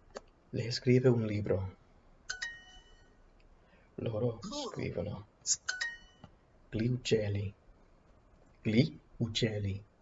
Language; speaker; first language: Italian; non-native, learner; English